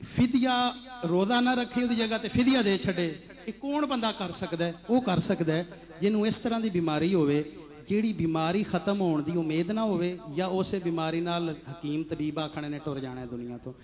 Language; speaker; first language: Urdu; non-native, local second language; Punjabi